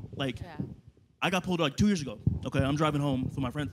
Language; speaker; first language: English; native; English